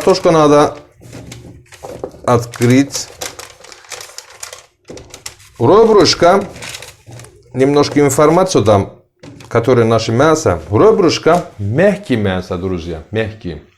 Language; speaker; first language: Russian; non-native, learner; Turkish